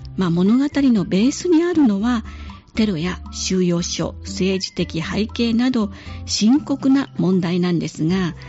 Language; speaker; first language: Japanese; native; Japanese